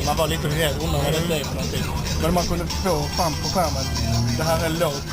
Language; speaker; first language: Swedish; native; Swedish